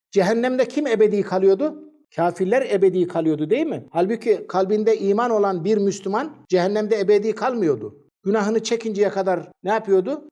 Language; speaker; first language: Turkish; native; Turkish